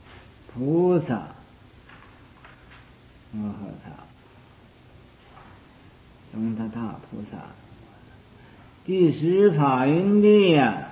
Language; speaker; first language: Chinese; native; Chinese